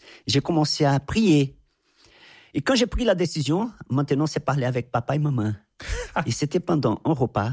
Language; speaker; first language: French; non-native, fluent; Portuguese